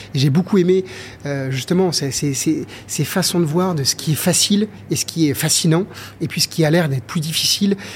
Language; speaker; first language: French; native; French